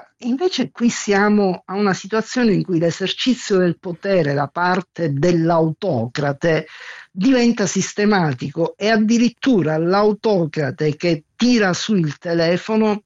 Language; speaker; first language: Italian; native; Italian